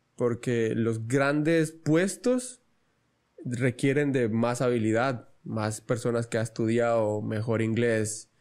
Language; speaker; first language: Spanish; native; Spanish